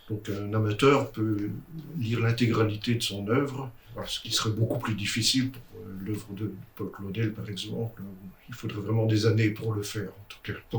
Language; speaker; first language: French; native; French